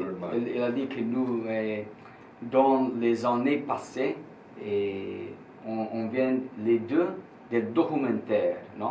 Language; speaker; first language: French; non-native, learner; Italian